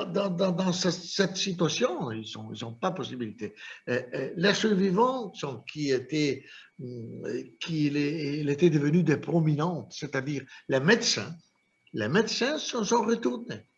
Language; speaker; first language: French; non-native, fluent; Italian